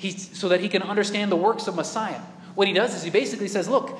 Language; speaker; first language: English; native; English